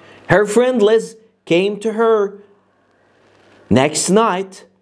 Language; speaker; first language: English; non-native, fluent; Arabic